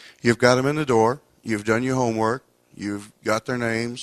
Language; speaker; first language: English; native; English